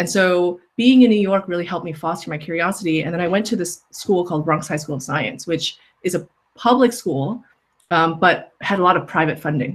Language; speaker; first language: English; native; English